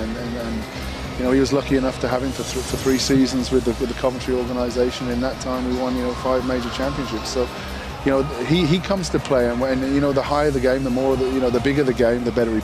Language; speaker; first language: English; native; English